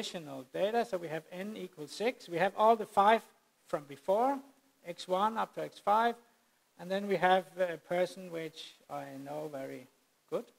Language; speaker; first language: English; non-native, fluent; Danish